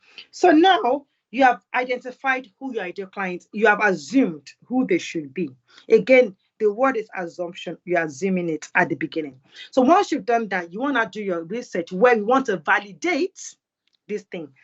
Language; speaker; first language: English; non-native, local second language; Yoruba